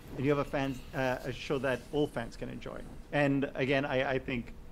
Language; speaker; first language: English; native; English